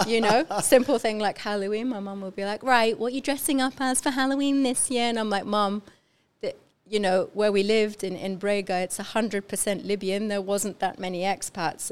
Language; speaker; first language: English; native; English